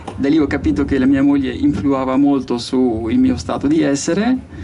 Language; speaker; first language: Italian; non-native, fluent; French